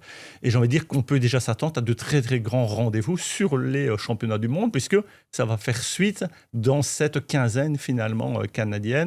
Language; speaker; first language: French; native; French